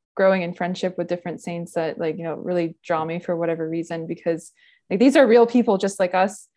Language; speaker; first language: English; native; English